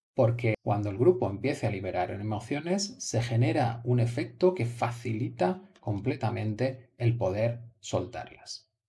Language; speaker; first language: Spanish; native; Spanish